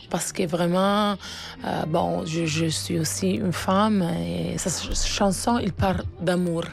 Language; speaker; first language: French; non-native, fluent; Italian